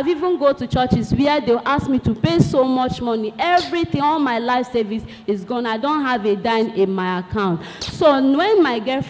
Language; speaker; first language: English; non-native, local second language; Igbo